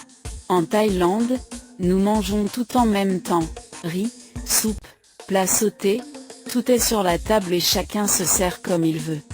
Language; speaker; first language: French; non-native, fluent; Thai